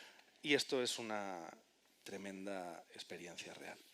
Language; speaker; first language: Spanish; native; Spanish